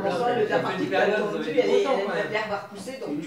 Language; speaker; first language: French; native; French